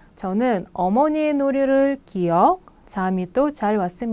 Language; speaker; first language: Korean; non-native, fluent; Russian